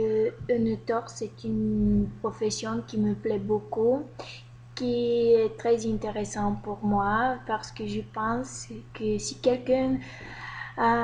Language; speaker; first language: French; non-native, learner; Bulgarian